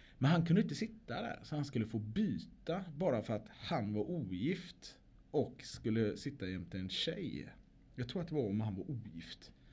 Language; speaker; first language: Swedish; native; Swedish